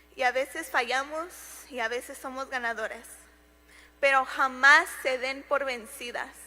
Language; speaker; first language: Spanish; early bilingual, heritage; Spanish